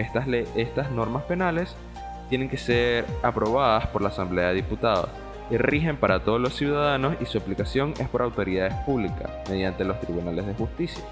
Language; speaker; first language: Spanish; native; Spanish